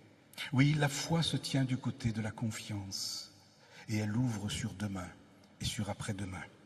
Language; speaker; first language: French; native; French